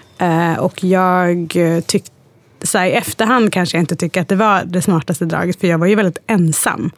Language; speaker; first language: Swedish; early bilingual, other home language; Arabic